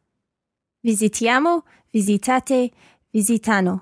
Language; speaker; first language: Italian; non-native, learner; English